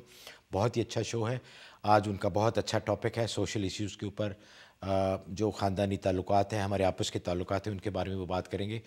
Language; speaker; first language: Urdu; native; Urdu